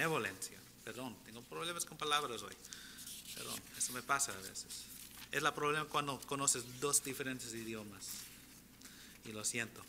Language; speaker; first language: Spanish; early bilingual, heritage; English